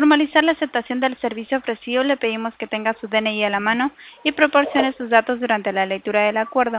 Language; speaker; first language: Spanish; native; Spanish